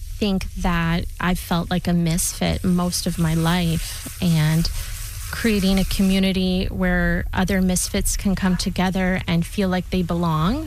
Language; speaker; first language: English; native; English